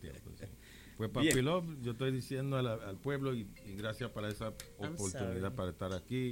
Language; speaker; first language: Spanish; non-native, local second language; English